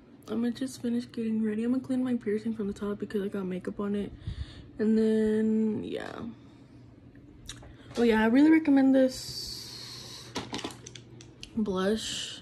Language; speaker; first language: English; early bilingual, other home language; Spanish